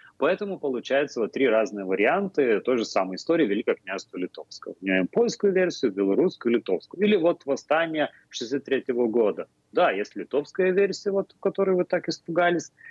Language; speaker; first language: Russian; non-native, fluent; Lithuanian